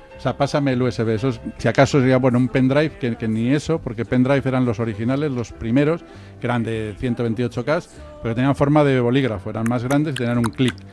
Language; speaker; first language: Spanish; native; Spanish